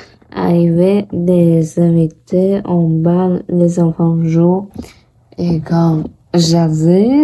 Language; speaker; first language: French; non-native, learner; Portuguese